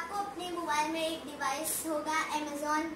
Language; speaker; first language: Hindi; native; Hindi